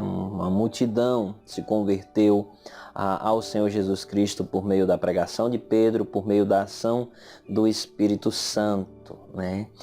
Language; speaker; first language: Portuguese; native; Portuguese